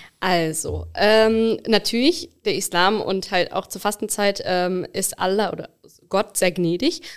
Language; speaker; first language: German; early bilingual, other home language; Bangla